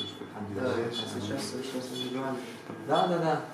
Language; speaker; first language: Russian; native; Russian